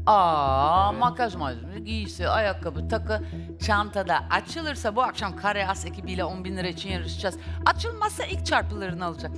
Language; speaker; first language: Turkish; native; Turkish